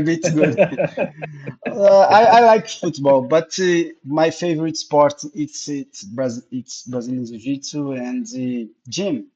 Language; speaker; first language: English; non-native, learner; Portuguese